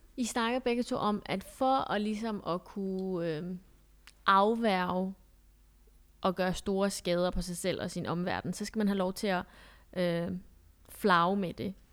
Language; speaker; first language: Danish; early bilingual, other home language; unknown